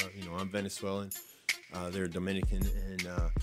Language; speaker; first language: English; early bilingual, other home language; Spanish